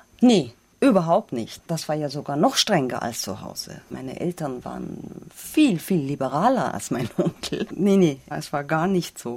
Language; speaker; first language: German; non-native, fluent; Persian